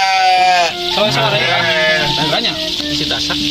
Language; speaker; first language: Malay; non-native, local second language; Sundanese